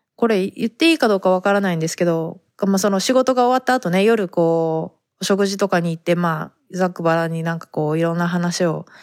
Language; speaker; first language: Japanese; native; Japanese